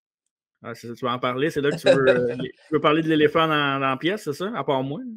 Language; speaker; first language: French; native; French